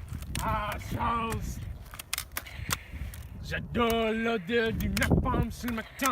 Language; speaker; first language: French; non-native, learner; English